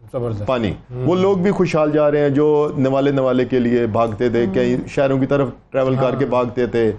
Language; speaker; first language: Urdu; native; Urdu